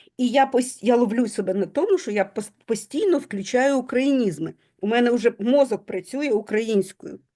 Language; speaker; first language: Ukrainian; non-native, local second language; Russian